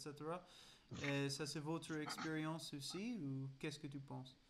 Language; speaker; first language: French; non-native, learner; English